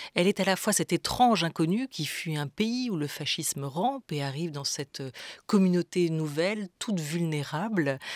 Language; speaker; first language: French; native; French